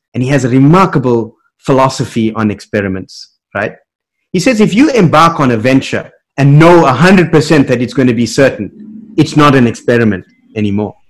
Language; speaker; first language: English; native; English